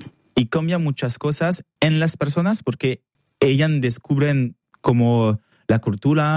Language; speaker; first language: Spanish; non-native, fluent; French